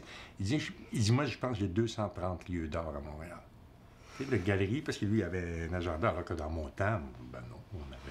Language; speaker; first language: French; native; French